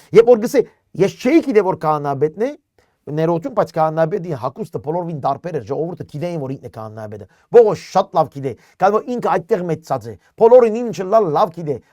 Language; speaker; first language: Armenian; native; Armenian